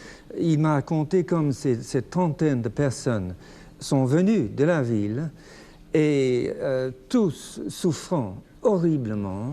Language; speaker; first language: French; non-native, fluent; English